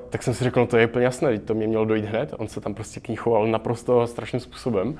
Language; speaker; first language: Czech; native; Czech